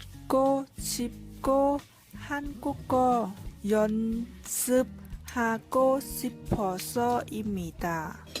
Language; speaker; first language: Korean; non-native, learner; Vietnamese